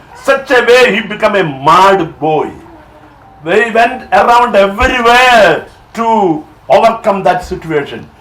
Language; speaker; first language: English; non-native, local second language; Malayalam